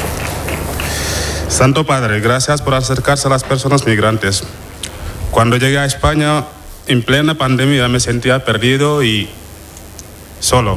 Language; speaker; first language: Spanish; non-native, fluent; Wolof